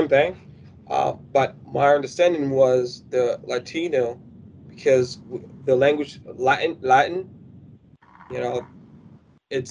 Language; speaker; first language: English; non-native, fluent; Spanish